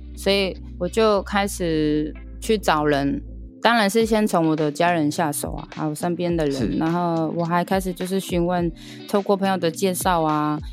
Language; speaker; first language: Chinese; non-native, local second language; Amis